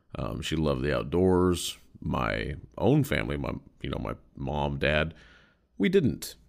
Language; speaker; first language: English; native; English